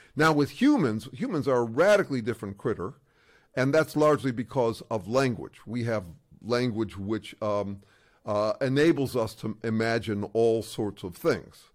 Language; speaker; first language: English; native; English